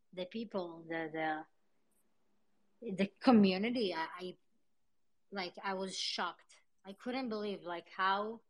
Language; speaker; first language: English; early bilingual, other home language; Hebrew